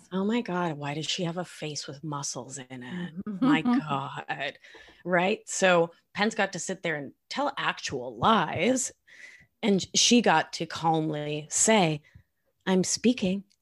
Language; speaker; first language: English; non-native, fluent; Spanish